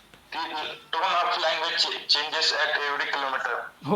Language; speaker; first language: English; non-native, learner; Marathi